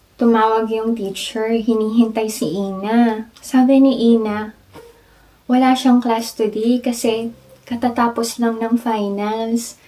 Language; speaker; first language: Filipino; native; Filipino